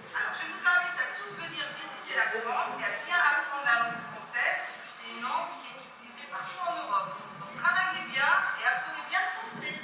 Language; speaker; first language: French; non-native, fluent; Ukrainian